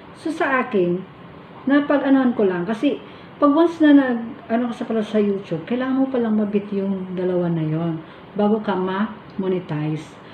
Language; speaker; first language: Filipino; non-native, local second language; Cebuano